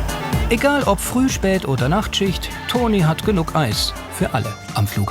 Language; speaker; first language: German; native; German